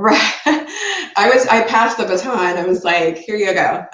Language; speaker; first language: English; native; English